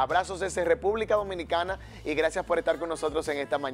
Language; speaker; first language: Spanish; native; Spanish